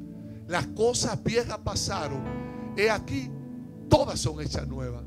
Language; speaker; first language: Spanish; native; Spanish